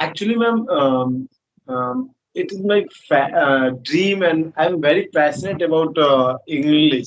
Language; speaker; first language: English; non-native, learner; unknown